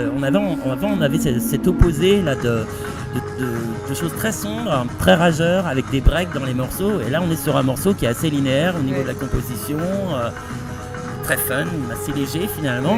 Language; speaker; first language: French; native; French